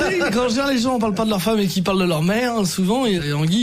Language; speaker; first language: French; native; French